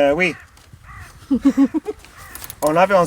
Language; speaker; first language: French; non-native, learner; Swedish